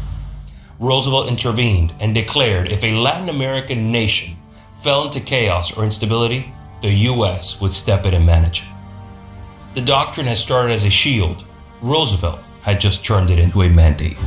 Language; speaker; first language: English; native; English